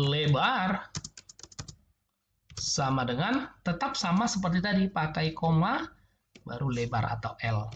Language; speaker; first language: Indonesian; native; Indonesian